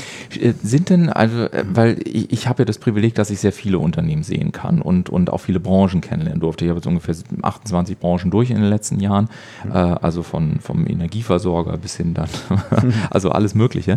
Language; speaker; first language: German; native; German